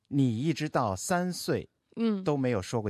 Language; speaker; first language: Chinese; native; Chinese